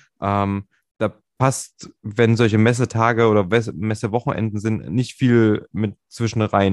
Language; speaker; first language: German; native; German